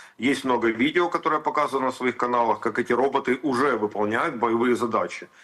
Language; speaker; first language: Russian; native; Russian